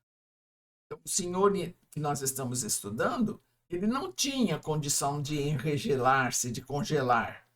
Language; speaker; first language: Portuguese; native; Portuguese